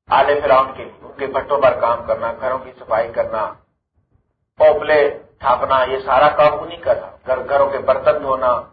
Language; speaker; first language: Urdu; non-native, local second language; Punjabi